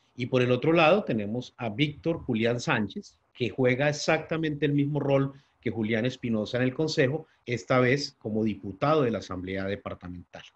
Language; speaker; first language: Spanish; native; Spanish